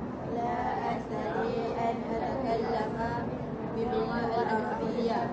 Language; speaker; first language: Arabic; non-native, learner; Malay